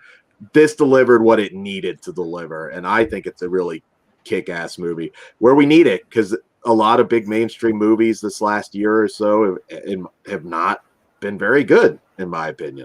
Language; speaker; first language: English; native; English